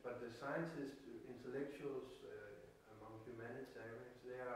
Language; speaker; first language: English; non-native, fluent; Danish